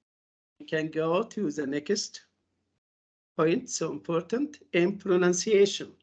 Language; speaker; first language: English; non-native, fluent; Arabic